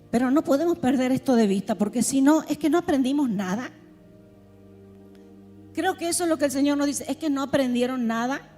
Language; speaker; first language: Spanish; native; Spanish